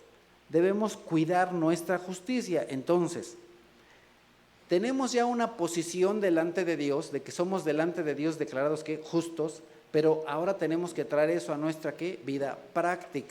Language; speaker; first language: Spanish; native; Spanish